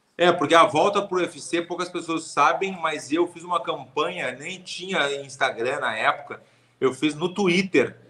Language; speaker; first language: Portuguese; native; Portuguese